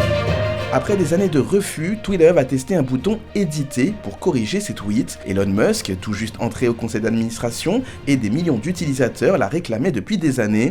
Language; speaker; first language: French; non-native, local second language; Haitian Creole